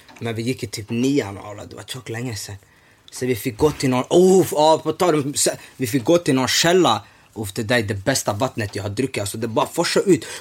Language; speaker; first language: Swedish; early bilingual, other home language; Somali